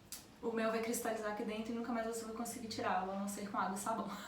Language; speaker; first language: Portuguese; native; Portuguese